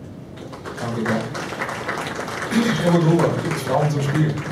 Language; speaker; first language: German; native; German